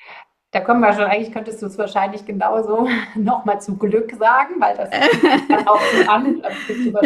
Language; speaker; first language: German; native; German